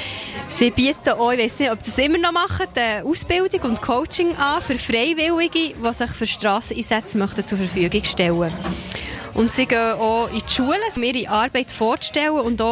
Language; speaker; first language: German; native; German